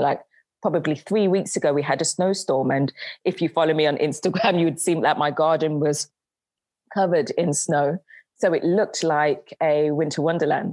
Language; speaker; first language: English; native; English